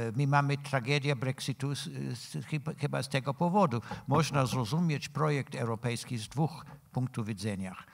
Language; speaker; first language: Polish; non-native, fluent; English